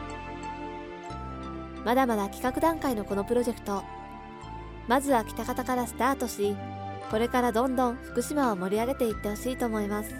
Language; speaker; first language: Japanese; native; Japanese